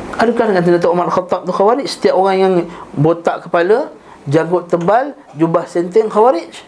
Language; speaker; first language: Malay; native; Malay